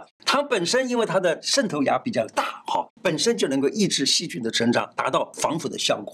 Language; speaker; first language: Chinese; native; Chinese